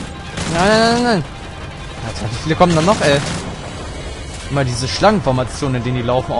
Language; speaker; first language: German; native; German